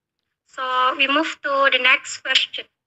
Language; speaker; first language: English; non-native, learner; Indonesian